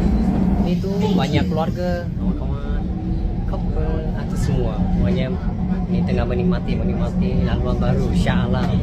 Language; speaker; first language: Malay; non-native, fluent; Korean